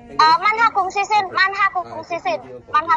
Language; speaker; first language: Chinese; non-native, learner; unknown